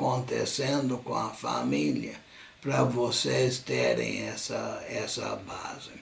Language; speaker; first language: Portuguese; non-native, fluent; English